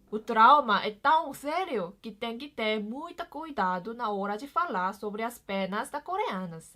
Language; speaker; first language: Portuguese; non-native, fluent; Korean